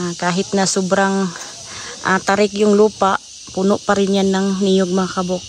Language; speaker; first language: Filipino; non-native, local second language; Cebuano